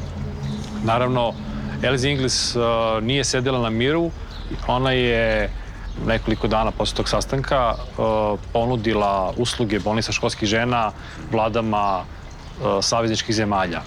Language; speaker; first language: Bosnian; native; Bosnian